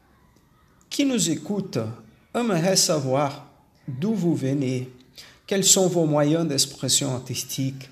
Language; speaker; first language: French; non-native, fluent; Portuguese